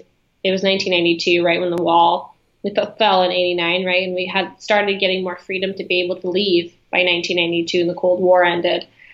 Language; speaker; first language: English; early bilingual, other home language; Russian